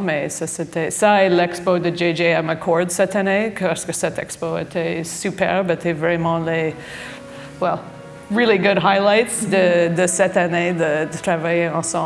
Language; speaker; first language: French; non-native, fluent; English